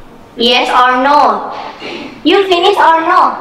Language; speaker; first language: English; non-native, learner; Indonesian